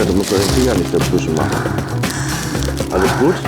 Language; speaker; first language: German; native; German